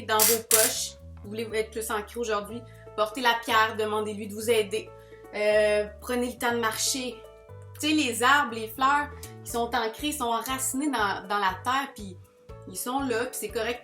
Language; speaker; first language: French; native; French